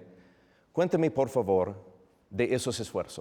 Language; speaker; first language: Spanish; non-native, fluent; English